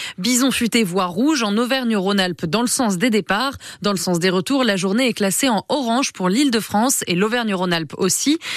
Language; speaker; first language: French; native; French